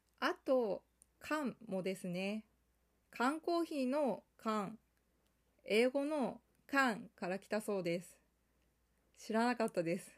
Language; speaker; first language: Japanese; non-native, fluent; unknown